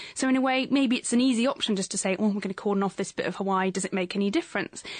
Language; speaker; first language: English; native; English